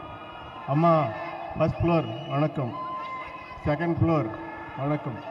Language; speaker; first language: Tamil; non-native, learner; Telugu